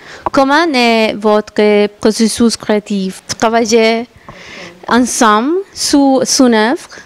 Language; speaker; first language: French; non-native, learner; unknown